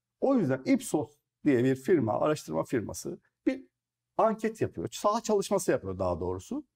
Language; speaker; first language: Turkish; native; Turkish